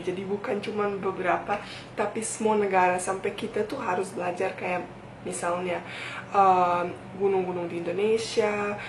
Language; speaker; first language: Indonesian; non-native, fluent; Bosnian